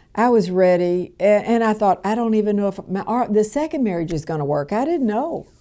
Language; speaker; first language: English; native; English